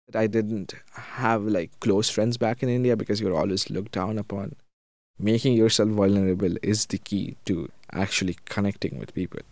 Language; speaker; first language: English; non-native, fluent; Japanese